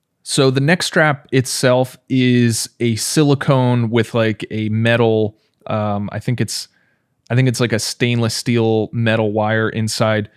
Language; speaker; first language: English; native; English